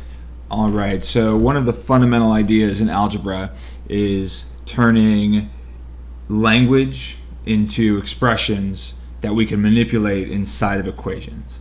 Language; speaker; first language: English; native; English